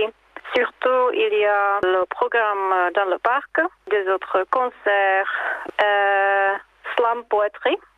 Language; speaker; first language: French; non-native, fluent; Czech